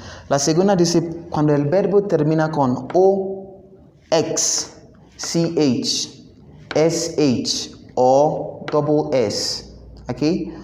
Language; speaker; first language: Spanish; non-native, fluent; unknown